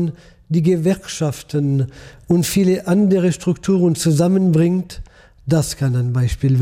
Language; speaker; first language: German; non-native, fluent; French